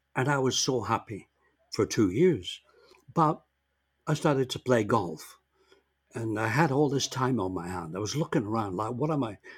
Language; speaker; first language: English; native; English